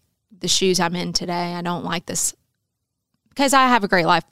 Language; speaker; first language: English; native; English